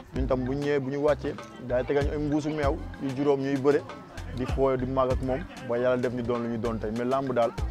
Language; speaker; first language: Wolof; non-native, local second language; Serer